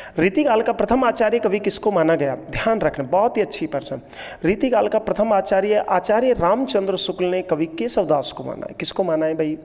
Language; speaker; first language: Hindi; native; Hindi